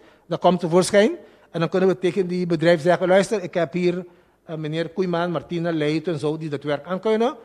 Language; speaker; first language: Dutch; non-native, local second language; Papiamento